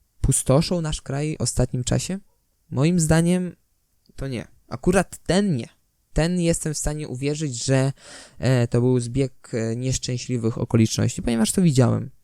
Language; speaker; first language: Polish; native; Polish